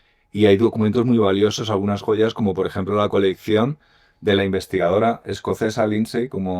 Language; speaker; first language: Spanish; native; Spanish